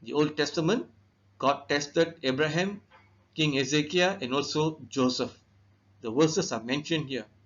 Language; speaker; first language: English; non-native, local second language; Tamil